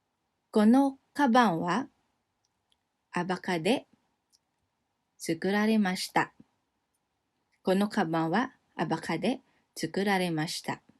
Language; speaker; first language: Japanese; non-native, fluent; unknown